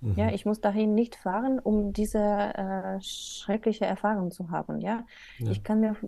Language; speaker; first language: German; non-native, fluent; Russian